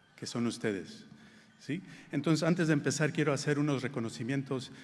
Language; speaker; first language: Spanish; early bilingual, heritage; Spanish